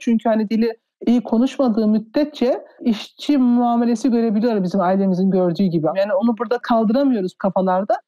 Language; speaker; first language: Turkish; early bilingual, heritage; Turkish